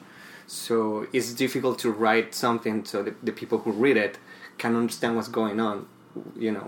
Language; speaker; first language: English; non-native, fluent; Spanish